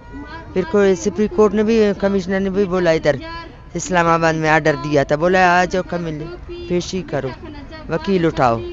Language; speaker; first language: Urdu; non-native, local second language; Baluchi